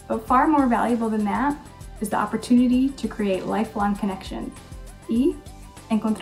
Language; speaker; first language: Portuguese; non-native, fluent; English